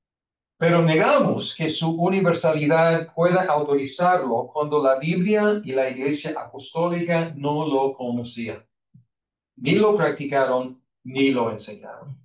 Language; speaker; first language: Spanish; non-native, fluent; English